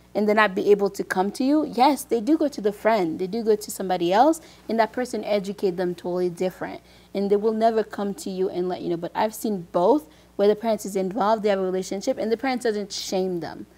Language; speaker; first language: English; early bilingual, other home language; Haitian Creole